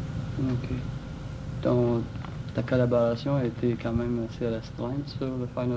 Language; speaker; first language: French; native; French